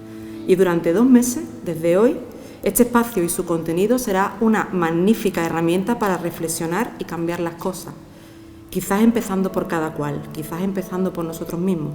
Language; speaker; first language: Spanish; native; Spanish